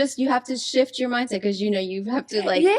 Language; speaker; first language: English; native; English